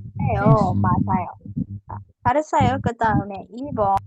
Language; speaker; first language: Korean; non-native, fluent; Indonesian